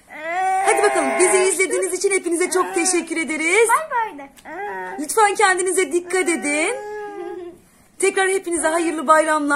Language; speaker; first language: Turkish; native; Turkish